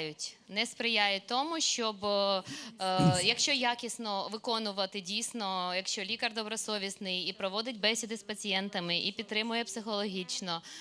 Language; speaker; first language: Ukrainian; native; Ukrainian